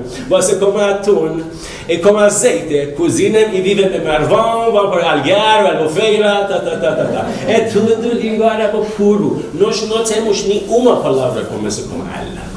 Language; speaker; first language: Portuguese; non-native, learner; Persian